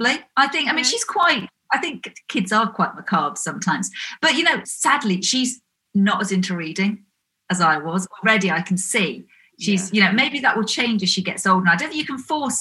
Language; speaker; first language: English; native; English